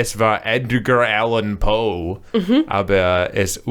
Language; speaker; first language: German; non-native, learner; English